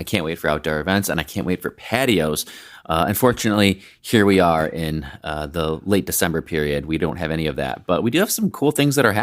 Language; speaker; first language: English; native; English